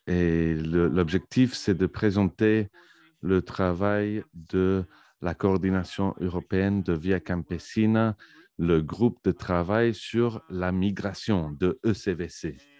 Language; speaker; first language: French; non-native, fluent; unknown